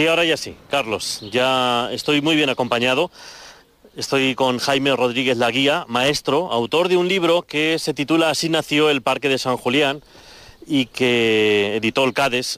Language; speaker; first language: Spanish; native; Spanish